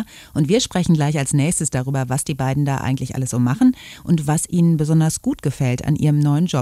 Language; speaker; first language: German; native; German